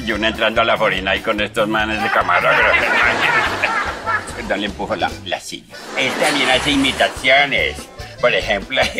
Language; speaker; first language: Spanish; native; Spanish